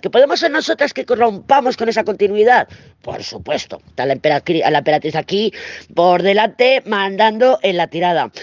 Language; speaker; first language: Spanish; native; Spanish